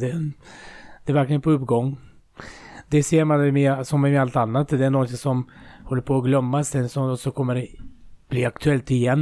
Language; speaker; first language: Swedish; non-native, fluent; Russian